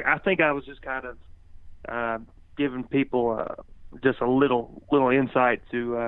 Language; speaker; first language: English; native; English